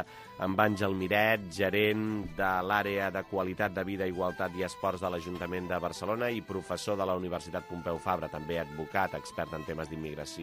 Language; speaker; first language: Catalan; native; Catalan